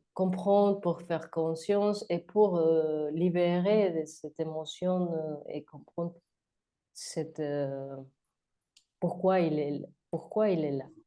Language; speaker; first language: French; non-native, learner; Spanish